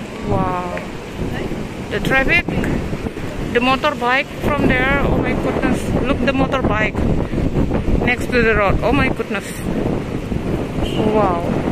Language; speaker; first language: English; non-native, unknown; Indonesian